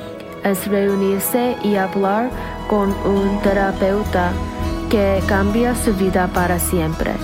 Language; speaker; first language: Spanish; non-native, learner; English